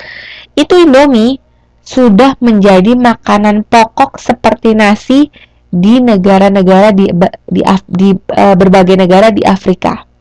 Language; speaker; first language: Indonesian; native; Indonesian